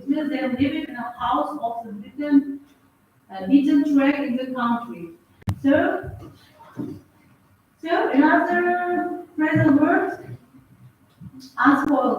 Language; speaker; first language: English; non-native, fluent; Uzbek